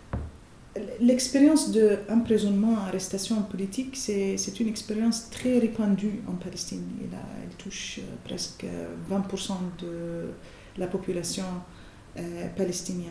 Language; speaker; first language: French; non-native, fluent; Arabic